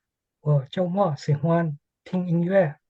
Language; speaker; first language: Chinese; non-native, learner; English